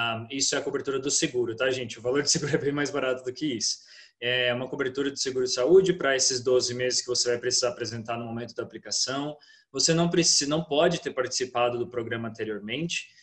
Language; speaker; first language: Portuguese; native; Portuguese